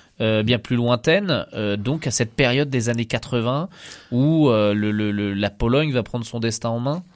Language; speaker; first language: French; native; French